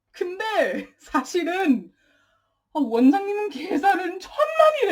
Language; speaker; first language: Korean; non-native, learner; English